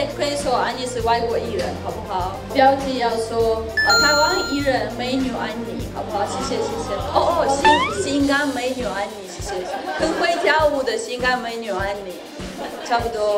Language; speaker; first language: Chinese; non-native, fluent; Russian